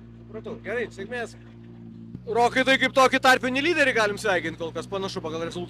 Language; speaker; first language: Lithuanian; native; Lithuanian